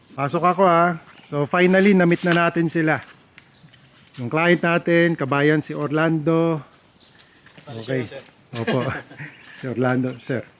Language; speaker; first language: Filipino; native; Filipino